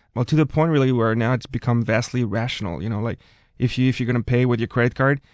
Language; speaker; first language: English; non-native, fluent; French